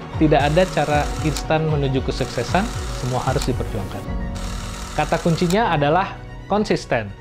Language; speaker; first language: Indonesian; native; Indonesian